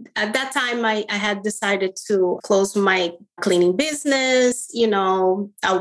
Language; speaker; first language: English; non-native, fluent; Portuguese